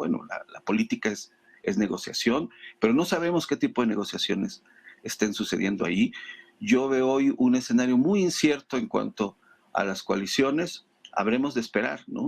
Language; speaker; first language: Spanish; native; Spanish